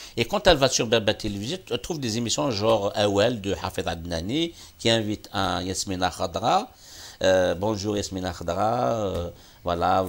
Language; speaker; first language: French; non-native, local second language; Kabyle